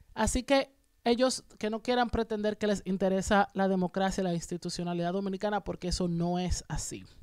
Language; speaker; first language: Spanish; native; Spanish